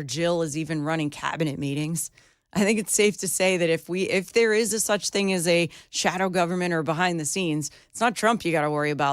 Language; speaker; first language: English; native; English